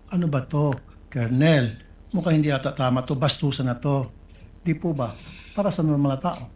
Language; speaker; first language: Filipino; non-native, local second language; Cebuano